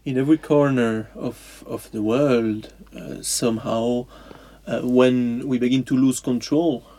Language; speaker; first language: English; non-native, fluent; French